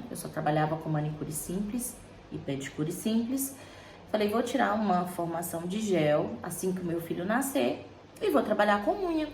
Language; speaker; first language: Portuguese; native; Portuguese